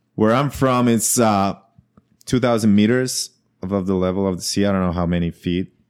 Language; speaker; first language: English; non-native, fluent; Spanish